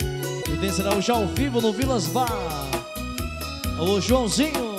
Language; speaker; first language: Portuguese; native; Portuguese